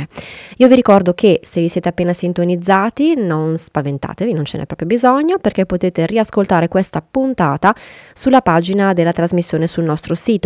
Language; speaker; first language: Italian; native; Italian